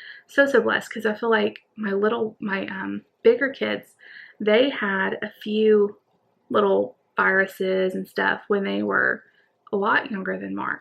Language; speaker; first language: English; native; English